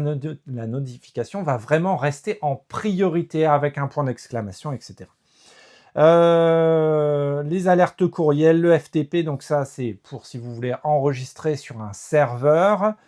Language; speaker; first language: French; native; French